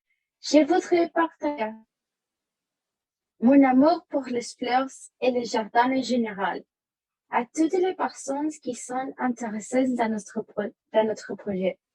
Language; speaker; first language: French; non-native, learner; Spanish